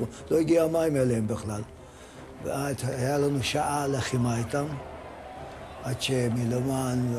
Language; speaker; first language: Hebrew; non-native, fluent; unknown